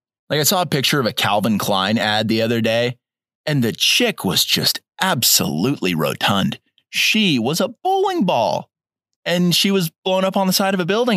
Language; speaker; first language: English; native; English